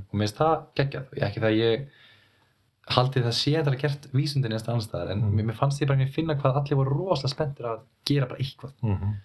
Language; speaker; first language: Icelandic; native; Icelandic